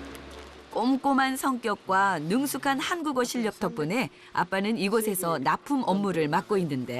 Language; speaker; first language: Korean; native; Korean